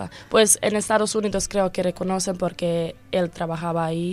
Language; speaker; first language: Spanish; non-native, learner; Croatian